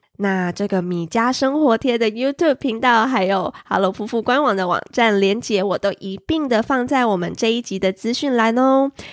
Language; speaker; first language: Chinese; native; Chinese